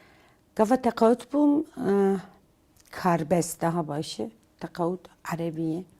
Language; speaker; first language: Kurdish; non-native, local second language; Turkish